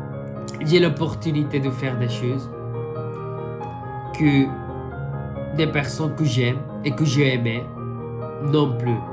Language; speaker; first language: French; non-native, fluent; Spanish